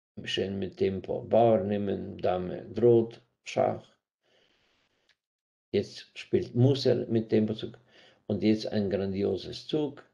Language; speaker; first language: German; non-native, fluent; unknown